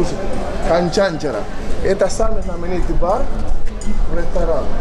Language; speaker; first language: Russian; non-native, learner; Spanish